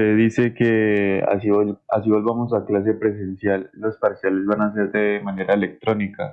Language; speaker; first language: Spanish; native; Spanish